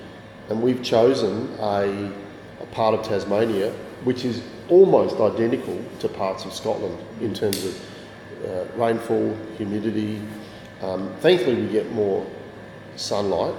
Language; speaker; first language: English; native; English